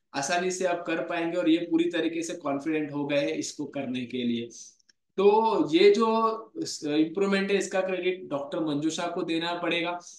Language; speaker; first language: Hindi; non-native, local second language; Marathi